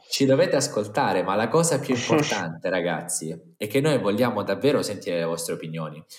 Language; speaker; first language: Italian; native; Italian